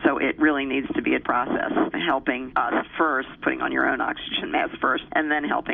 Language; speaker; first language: English; native; English